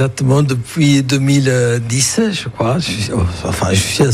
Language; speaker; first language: French; non-native, fluent; Italian